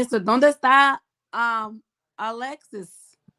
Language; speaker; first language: Spanish; non-native, learner; English